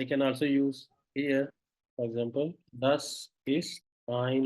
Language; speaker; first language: German; non-native, fluent; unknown